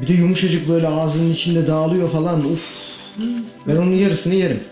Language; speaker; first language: Turkish; native; Turkish